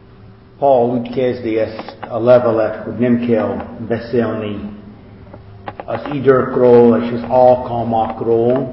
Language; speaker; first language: Hungarian; non-native, fluent; English